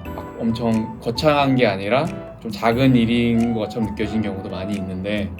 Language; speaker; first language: Korean; native; Korean